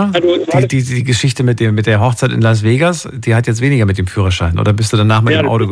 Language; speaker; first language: German; native; German